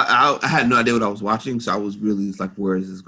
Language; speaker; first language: English; native; English